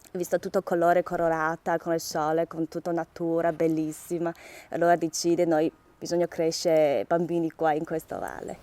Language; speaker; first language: Italian; non-native, learner; Chinese